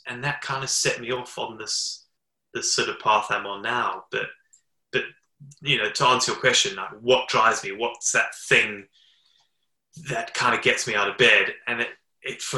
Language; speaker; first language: English; native; English